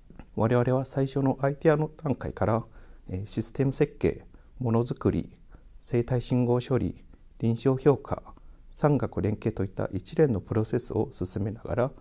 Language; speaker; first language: Japanese; non-native, fluent; Chinese